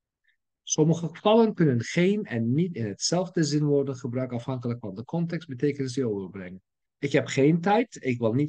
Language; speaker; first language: Dutch; non-native, fluent; Turkish